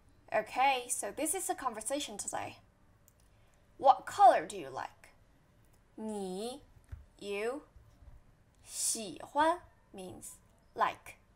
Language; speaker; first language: English; non-native, fluent; Chinese